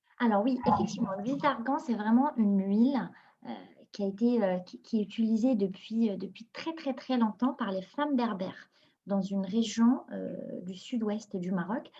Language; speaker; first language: French; non-native, local second language; Arabic